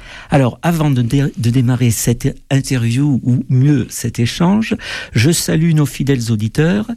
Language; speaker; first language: French; native; French